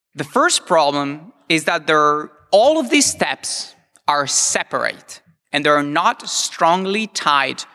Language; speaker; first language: English; non-native, fluent; Italian